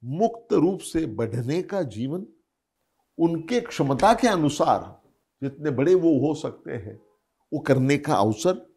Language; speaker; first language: Hindi; non-native, local second language; Marathi